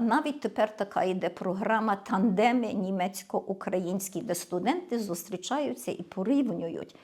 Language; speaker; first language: Ukrainian; early bilingual, heritage; Ukrainian